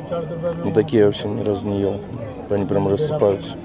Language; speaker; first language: Russian; native; Russian